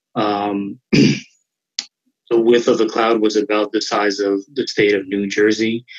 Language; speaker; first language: English; native; English